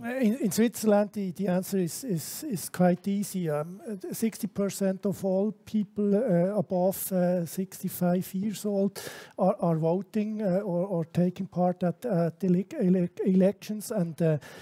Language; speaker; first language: English; non-native, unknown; German